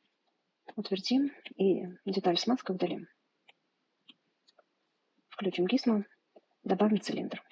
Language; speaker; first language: Russian; native; Russian